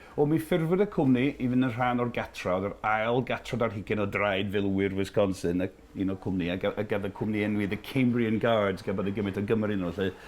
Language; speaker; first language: Welsh; non-native, fluent; English